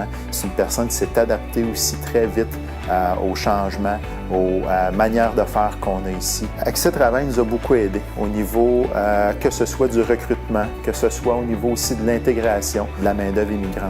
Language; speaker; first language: French; native; French